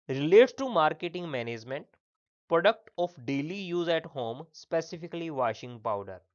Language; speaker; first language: English; non-native, local second language; Punjabi